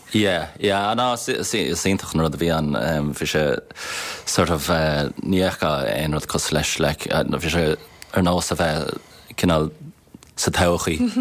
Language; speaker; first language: Irish; non-native, local second language; English